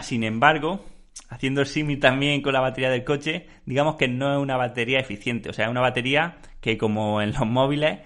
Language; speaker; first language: Spanish; native; Spanish